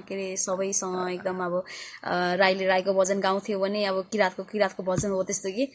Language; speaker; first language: Nepali; early bilingual, heritage; Nepali